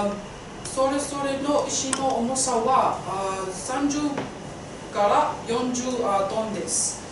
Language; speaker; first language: Japanese; non-native, learner; Tongan